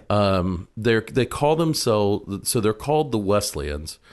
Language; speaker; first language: English; native; English